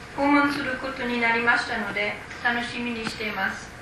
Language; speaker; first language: Japanese; non-native, fluent; German